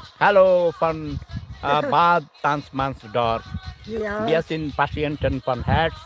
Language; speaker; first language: German; non-native, learner; Bangla